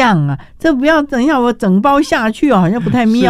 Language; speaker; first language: Chinese; native; Chinese